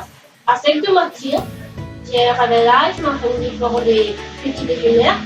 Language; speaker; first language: French; non-native, learner; Spanish